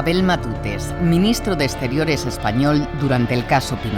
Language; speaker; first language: Spanish; native; Spanish